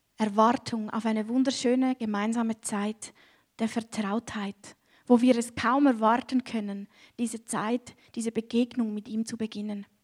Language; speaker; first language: German; native; German